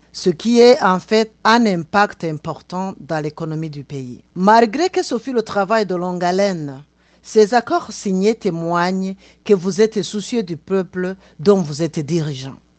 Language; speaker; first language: French; non-native, local second language; Rundi